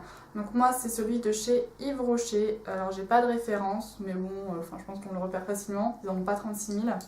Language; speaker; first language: French; native; French